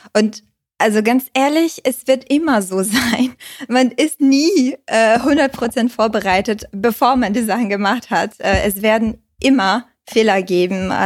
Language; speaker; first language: German; non-native, fluent; Portuguese